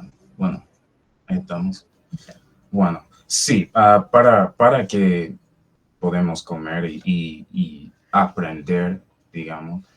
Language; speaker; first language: Spanish; non-native, fluent; English